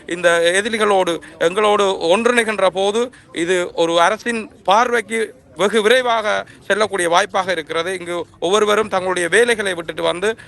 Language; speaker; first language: Tamil; native; Tamil